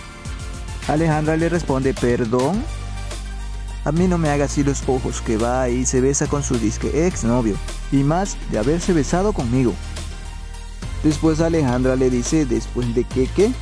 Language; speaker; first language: Spanish; native; Spanish